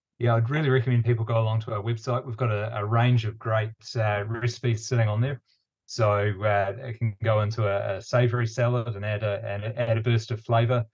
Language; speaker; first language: English; native; English